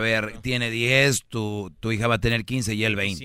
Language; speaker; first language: Spanish; native; Spanish